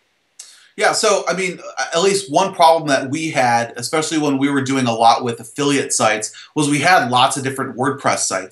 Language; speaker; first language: English; native; English